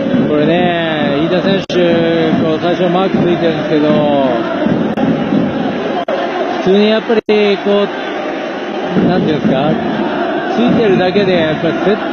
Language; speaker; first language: Japanese; native; Japanese